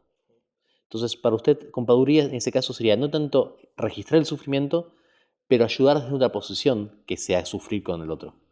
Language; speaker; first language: Spanish; native; Spanish